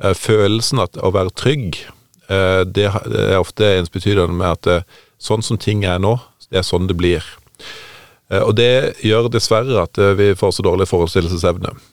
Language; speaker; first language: Norwegian; native; Norwegian